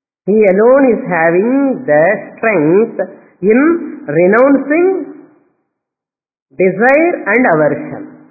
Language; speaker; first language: English; non-native, local second language; Tamil